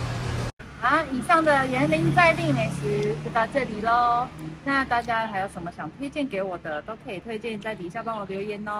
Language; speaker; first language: Chinese; native; Chinese